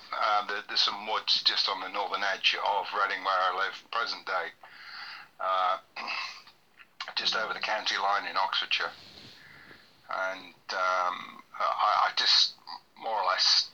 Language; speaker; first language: English; native; English